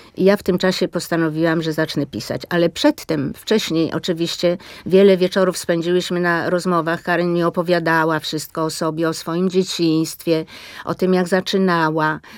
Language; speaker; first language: Polish; native; Polish